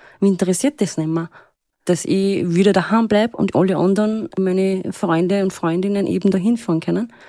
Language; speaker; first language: German; early bilingual, other home language; Turkish